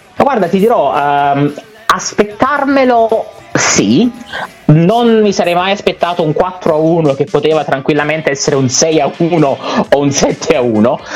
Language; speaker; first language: Italian; native; Italian